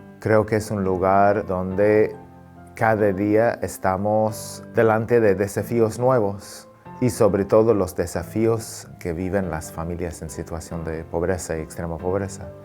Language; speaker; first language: Spanish; non-native, fluent; English